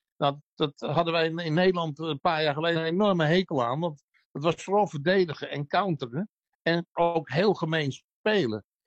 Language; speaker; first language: Dutch; native; Dutch